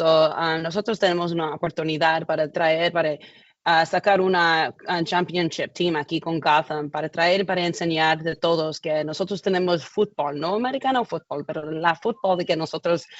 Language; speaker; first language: Spanish; non-native, learner; English